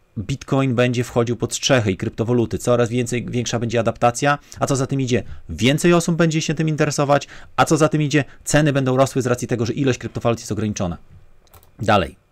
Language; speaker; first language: Polish; native; Polish